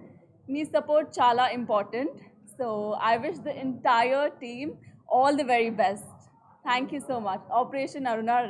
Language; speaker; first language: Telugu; non-native, learner; Hindi